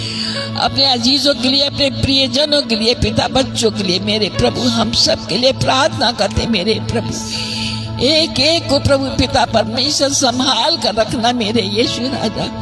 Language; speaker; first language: Hindi; native; Hindi